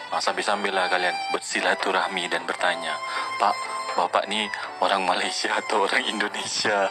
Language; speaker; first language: Malay; native; Malay